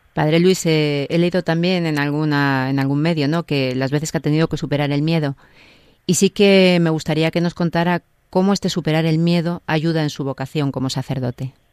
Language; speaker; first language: Spanish; native; Spanish